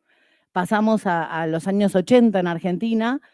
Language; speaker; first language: Spanish; native; Spanish